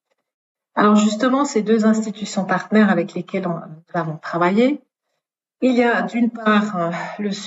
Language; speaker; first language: French; native; French